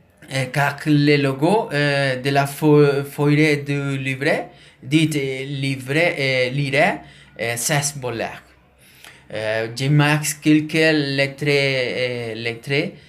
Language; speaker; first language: French; non-native, learner; Spanish